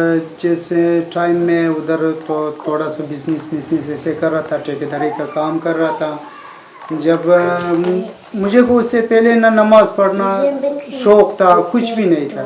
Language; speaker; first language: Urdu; non-native, learner; Persian